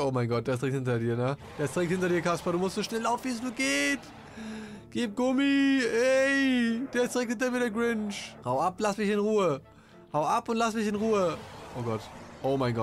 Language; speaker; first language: German; native; German